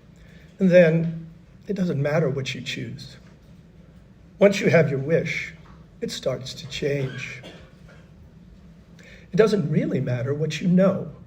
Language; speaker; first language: English; native; English